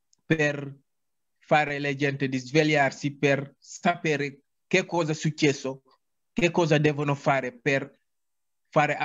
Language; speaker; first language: Italian; non-native, learner; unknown